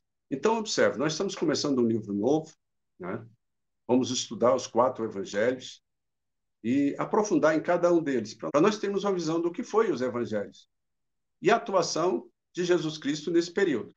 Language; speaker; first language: Portuguese; native; Portuguese